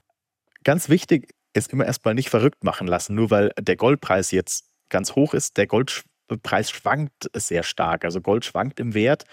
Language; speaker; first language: German; native; German